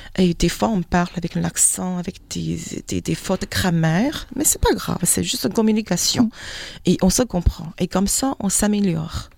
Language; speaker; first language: French; non-native, fluent; Chinese